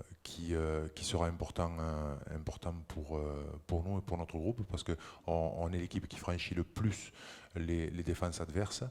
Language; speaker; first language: French; native; French